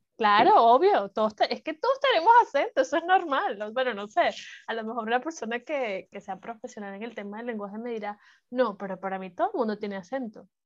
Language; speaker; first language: Spanish; native; Spanish